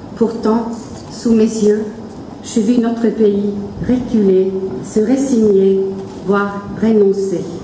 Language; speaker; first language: French; non-native, fluent; Norwegian